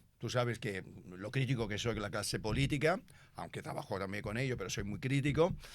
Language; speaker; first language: Spanish; non-native, fluent; Italian